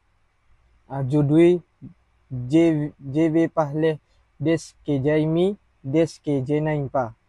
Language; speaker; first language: French; non-native, learner; Malay